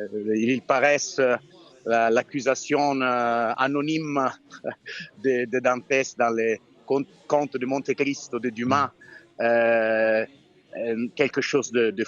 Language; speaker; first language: French; non-native, fluent; Italian